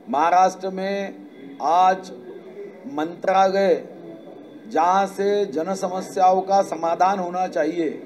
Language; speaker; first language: Hindi; non-native, local second language; Marathi